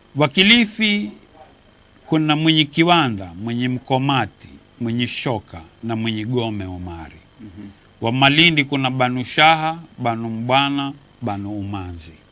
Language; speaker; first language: Swahili; native; Swahili